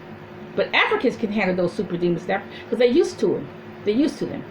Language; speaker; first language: English; native; English